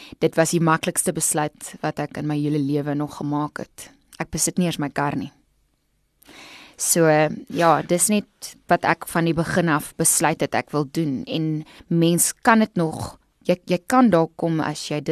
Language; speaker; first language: Afrikaans; native; Afrikaans